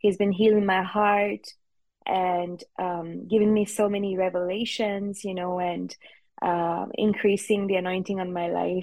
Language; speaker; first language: English; non-native, fluent; French